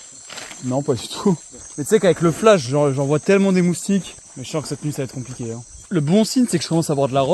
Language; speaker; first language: French; native; French